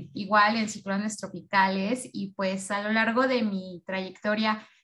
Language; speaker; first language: Spanish; native; Spanish